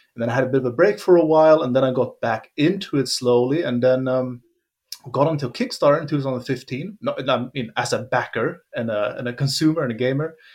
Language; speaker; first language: English; non-native, fluent; Swedish